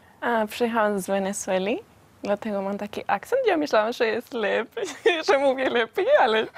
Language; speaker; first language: Polish; non-native, learner; Spanish